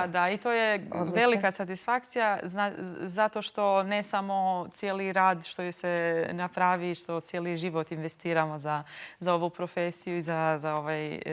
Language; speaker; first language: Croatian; non-native, local second language; Albanian